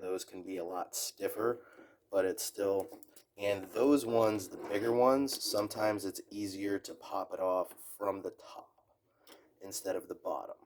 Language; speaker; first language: English; native; English